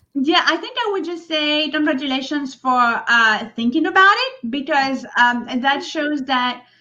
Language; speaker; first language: English; non-native, fluent; French